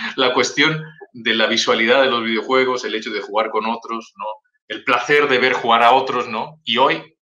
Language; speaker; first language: Spanish; native; Spanish